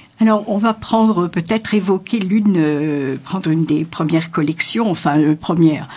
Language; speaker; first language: French; native; French